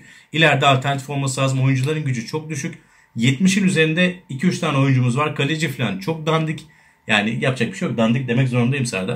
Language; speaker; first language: Turkish; native; Turkish